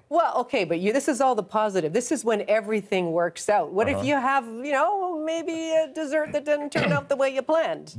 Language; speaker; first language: English; native; English